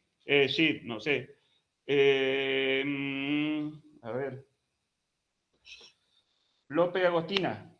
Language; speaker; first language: Spanish; native; Spanish